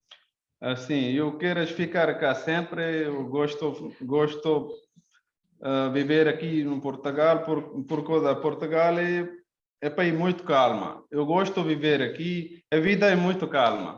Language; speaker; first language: Portuguese; non-native, learner; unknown